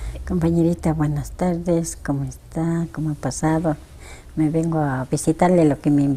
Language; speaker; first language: Spanish; non-native, local second language; Quechua